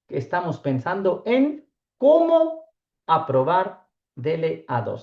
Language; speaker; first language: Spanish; non-native, fluent; Urdu